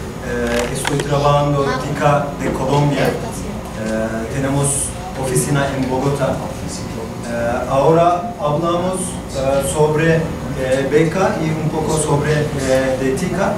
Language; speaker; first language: Spanish; non-native, learner; Turkish